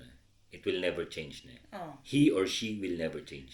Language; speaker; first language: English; non-native, local second language; Filipino